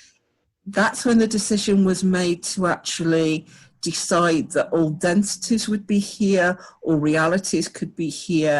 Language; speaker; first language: English; native; English